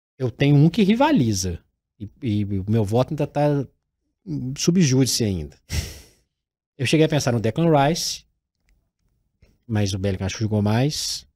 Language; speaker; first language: Portuguese; native; Portuguese